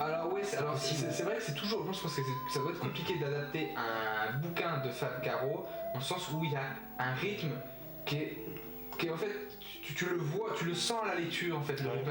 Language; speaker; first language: French; native; French